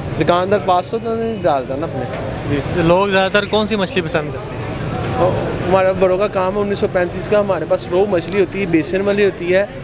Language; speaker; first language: Urdu; non-native, local second language; Punjabi